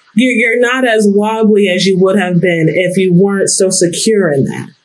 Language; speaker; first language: English; native; English